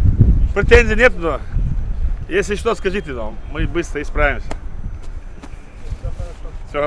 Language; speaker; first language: Russian; non-native, local second language; Chechen